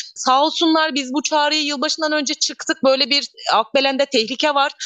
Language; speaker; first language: Turkish; native; Turkish